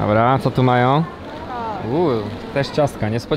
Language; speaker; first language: Polish; native; Polish